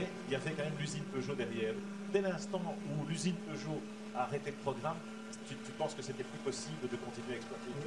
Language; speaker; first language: French; native; French